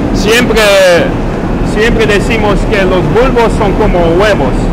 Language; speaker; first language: Spanish; non-native, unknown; Dutch